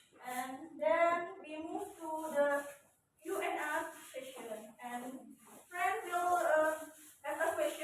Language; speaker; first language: English; non-native, learner; Indonesian